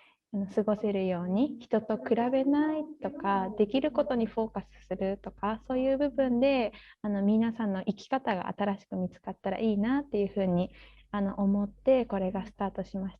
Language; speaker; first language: Japanese; native; Japanese